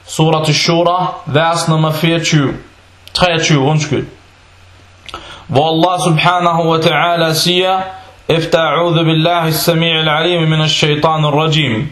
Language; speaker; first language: Danish; non-native, fluent; Arabic